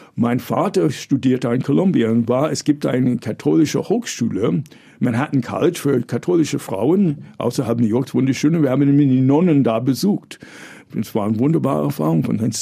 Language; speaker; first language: German; early bilingual, other home language; English